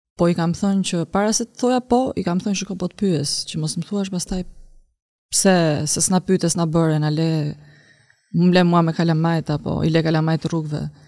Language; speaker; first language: Albanian; native; Albanian